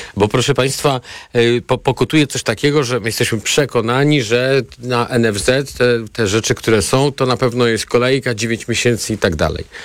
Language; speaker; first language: Polish; native; Polish